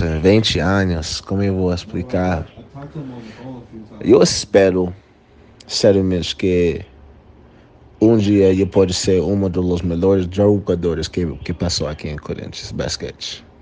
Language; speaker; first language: Portuguese; non-native, learner; English